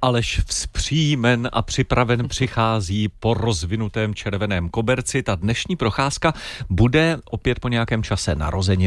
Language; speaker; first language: Czech; native; Czech